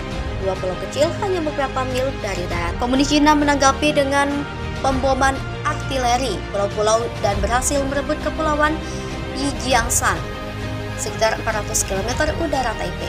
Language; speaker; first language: Indonesian; native; Indonesian